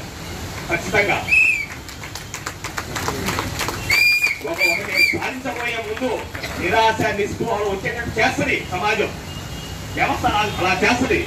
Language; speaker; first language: Telugu; native; Telugu